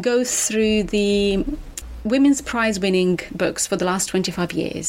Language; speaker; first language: English; non-native, fluent; Romanian